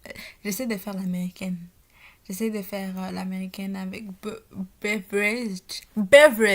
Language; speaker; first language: French; early bilingual, other home language; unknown